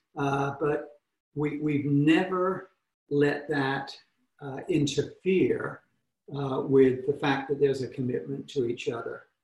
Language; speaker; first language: English; native; English